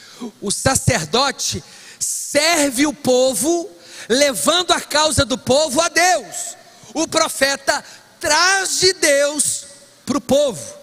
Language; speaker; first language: Portuguese; native; Portuguese